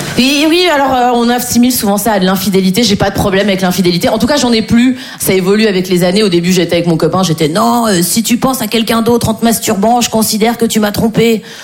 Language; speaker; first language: French; native; French